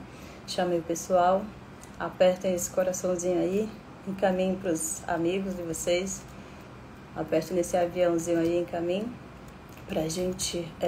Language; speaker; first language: Portuguese; native; Portuguese